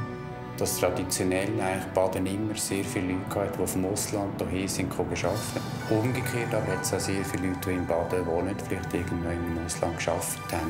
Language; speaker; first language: German; native; German